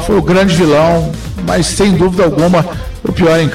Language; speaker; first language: Portuguese; native; Portuguese